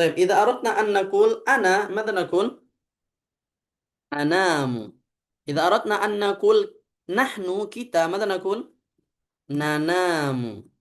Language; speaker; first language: Arabic; non-native, fluent; Indonesian